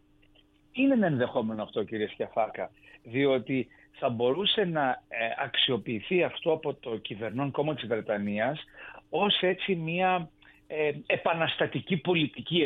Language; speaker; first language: Greek; native; Greek